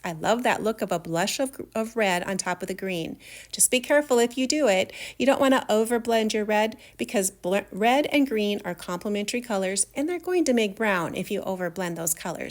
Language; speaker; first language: English; native; English